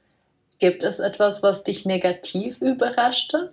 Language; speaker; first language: German; non-native, fluent; Czech